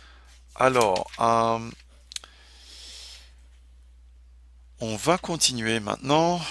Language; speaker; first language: French; non-native, fluent; English